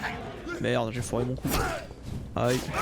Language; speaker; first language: French; native; French